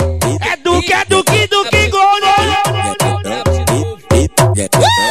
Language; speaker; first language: Portuguese; native; Portuguese